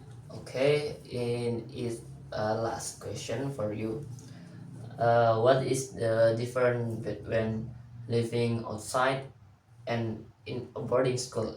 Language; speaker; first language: English; non-native, learner; Indonesian